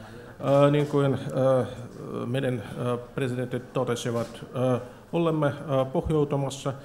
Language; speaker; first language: Finnish; non-native, fluent; Russian